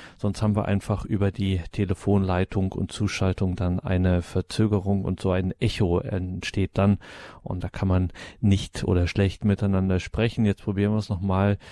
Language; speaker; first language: German; native; German